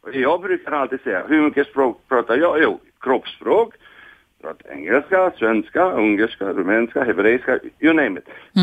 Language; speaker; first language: Swedish; non-native, fluent; Hungarian